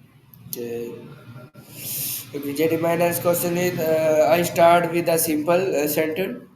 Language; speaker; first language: English; non-native, learner; Urdu